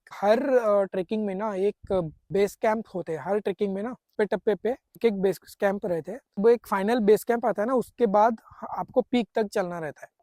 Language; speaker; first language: Hindi; non-native, local second language; Marathi